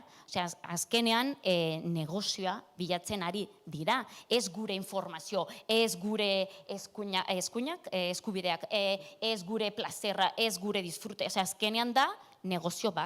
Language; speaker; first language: Basque; non-native, local second language; Catalan